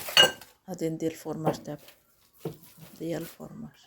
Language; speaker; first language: Arabic; native; Arabic